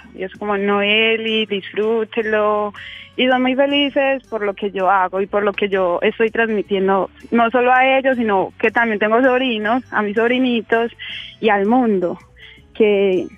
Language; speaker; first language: Spanish; native; Spanish